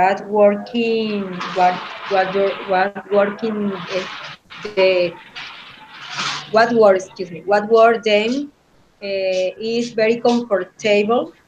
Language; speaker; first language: English; non-native, learner; Spanish